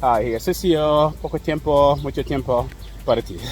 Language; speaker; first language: Spanish; non-native, learner; English